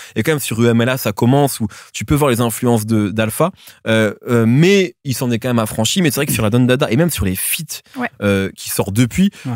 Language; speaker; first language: French; native; French